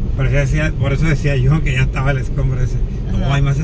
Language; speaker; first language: Spanish; native; Spanish